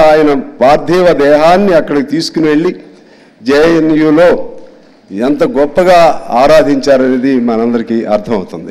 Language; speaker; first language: Telugu; native; Telugu